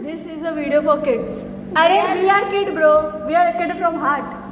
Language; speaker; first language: English; non-native, local second language; Hindi